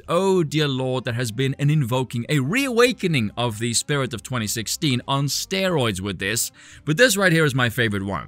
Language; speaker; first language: English; native; English